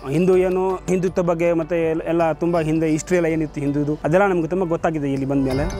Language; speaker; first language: Kannada; non-native, local second language; Manipuri